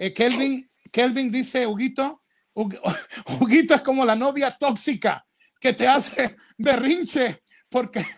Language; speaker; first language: Spanish; native; Spanish